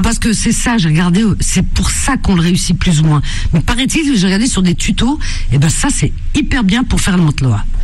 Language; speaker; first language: French; native; French